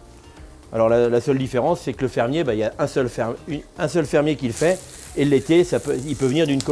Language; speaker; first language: French; native; French